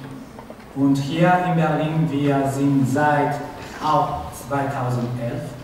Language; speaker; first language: German; non-native, learner; Spanish